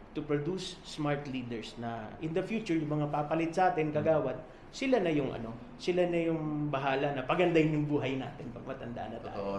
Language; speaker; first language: Filipino; native; Filipino